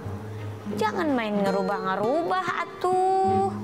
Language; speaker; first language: Indonesian; native; Indonesian